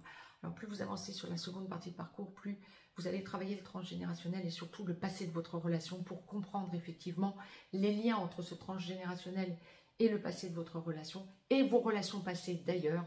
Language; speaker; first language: French; native; French